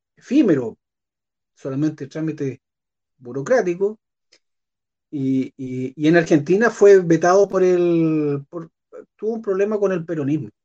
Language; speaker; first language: Spanish; native; Spanish